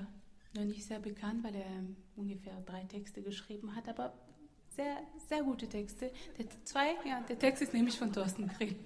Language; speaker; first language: German; non-native, fluent; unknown